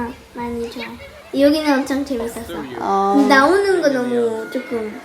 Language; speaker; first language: Korean; early bilingual, heritage; Korean